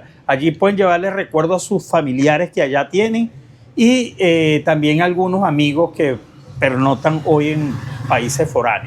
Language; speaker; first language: Spanish; native; Spanish